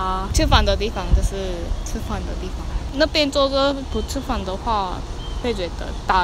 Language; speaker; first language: Chinese; non-native, learner; Korean